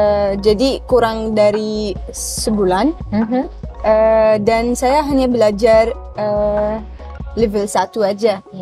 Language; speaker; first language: Indonesian; non-native, learner; Arabic